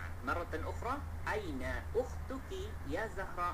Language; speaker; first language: Arabic; non-native, fluent; Malay